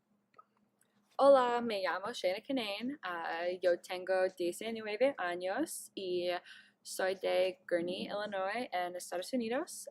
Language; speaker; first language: Spanish; non-native, learner; English